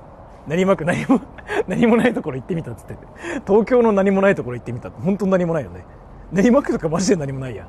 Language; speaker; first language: Japanese; native; Japanese